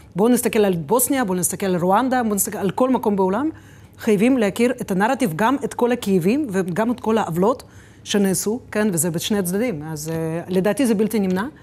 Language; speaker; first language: Hebrew; non-native, fluent; Russian